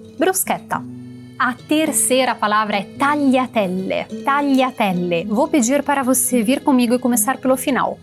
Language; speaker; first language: Portuguese; non-native, fluent; Italian